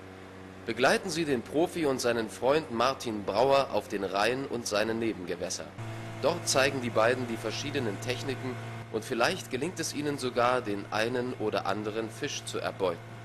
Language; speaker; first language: German; native; German